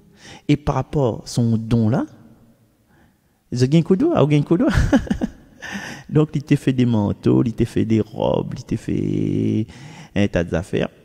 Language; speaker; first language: French; non-native, local second language; Réunion Creole French